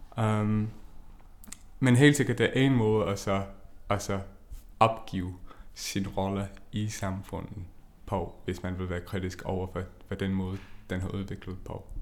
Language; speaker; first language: Danish; non-native, fluent; English